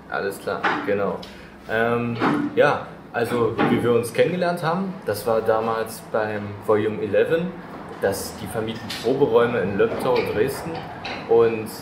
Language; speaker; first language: German; native; German